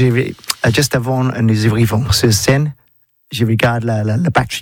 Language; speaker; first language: French; non-native, learner; English